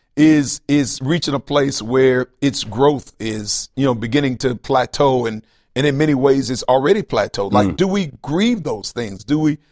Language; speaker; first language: English; native; English